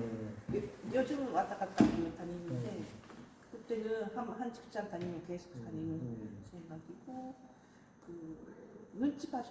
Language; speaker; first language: Korean; non-native, fluent; Japanese